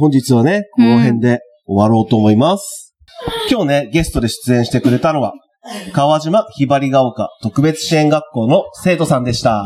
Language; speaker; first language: Japanese; native; Japanese